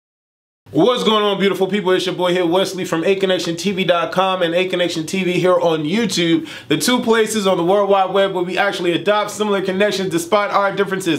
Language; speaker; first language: English; native; English